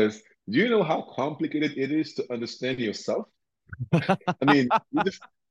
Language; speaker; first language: English; non-native, local second language; French